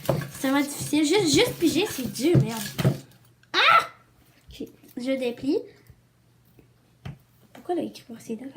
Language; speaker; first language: French; native; French